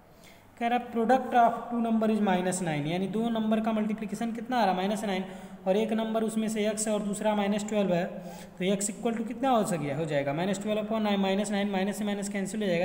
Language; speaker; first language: Hindi; native; Hindi